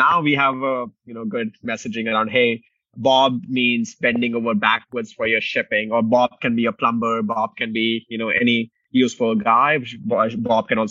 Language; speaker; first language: English; non-native, local second language; Hindi